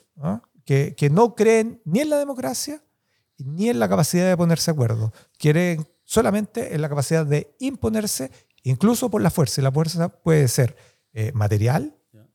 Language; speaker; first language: Spanish; native; Spanish